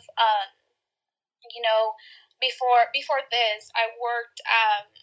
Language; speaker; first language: English; early bilingual, other home language; Spanish